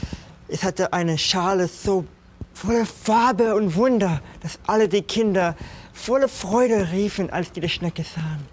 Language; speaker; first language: German; non-native, fluent; English